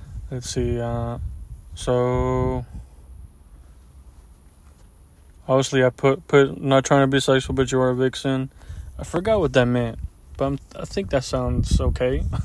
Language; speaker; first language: English; early bilingual, other home language; Spanish